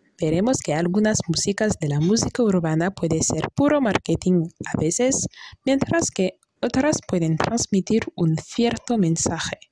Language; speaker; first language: Spanish; non-native, learner; French